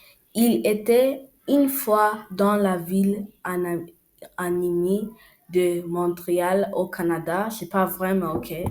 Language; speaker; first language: French; non-native, learner; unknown